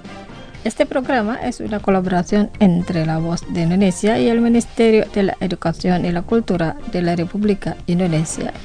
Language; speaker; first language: Spanish; non-native, fluent; Indonesian